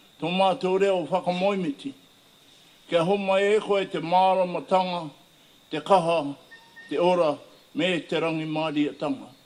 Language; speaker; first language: Māori; native; Māori